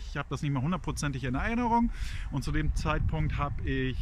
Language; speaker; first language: German; native; German